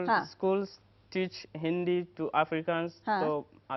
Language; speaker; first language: Hindi; non-native, learner; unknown